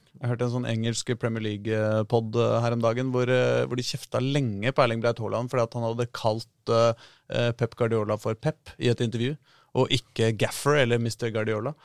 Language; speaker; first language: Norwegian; native; Norwegian